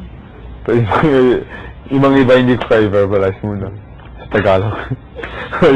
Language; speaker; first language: Filipino; early bilingual, heritage; Filipino